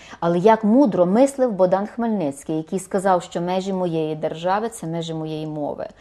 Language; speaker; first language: Ukrainian; native; Ukrainian